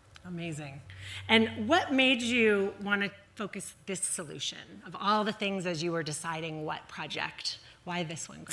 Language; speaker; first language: English; native; English